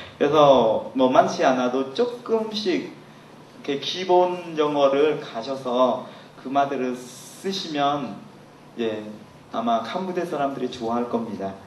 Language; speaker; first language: Korean; non-native, fluent; Khmer